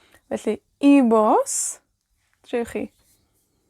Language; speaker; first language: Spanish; non-native, fluent; Welsh